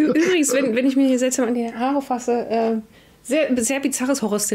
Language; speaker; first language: German; native; German